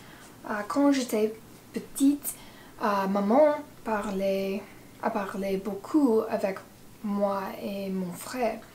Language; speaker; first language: French; non-native, learner; English